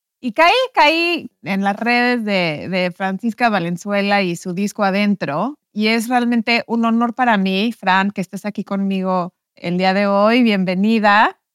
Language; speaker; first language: Spanish; native; Spanish